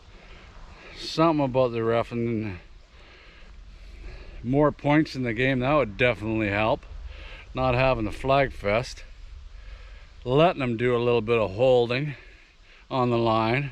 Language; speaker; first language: English; native; English